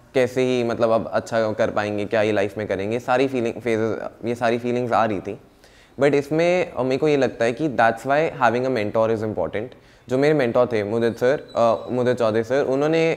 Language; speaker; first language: Hindi; native; Hindi